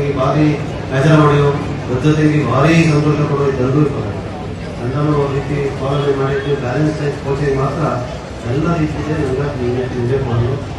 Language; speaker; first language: Kannada; non-native, local second language; Kodava